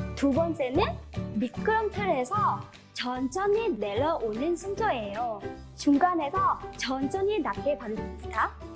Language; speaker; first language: Korean; non-native, fluent; Vietnamese